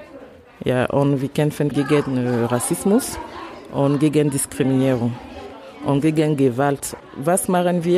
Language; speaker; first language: German; non-native, learner; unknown